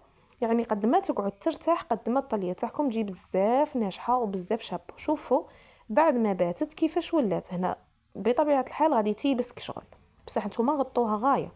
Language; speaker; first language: Arabic; native; Arabic